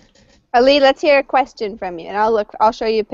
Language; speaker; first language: English; native; English